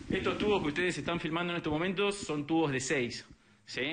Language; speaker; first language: Spanish; native; Spanish